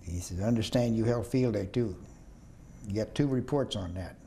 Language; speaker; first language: English; native; English